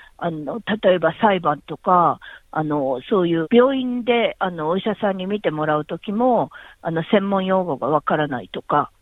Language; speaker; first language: Japanese; native; Japanese